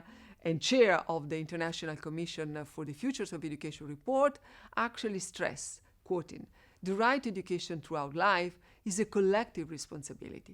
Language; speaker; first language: English; non-native, fluent; Italian